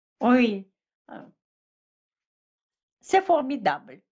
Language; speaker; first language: French; non-native, fluent; Russian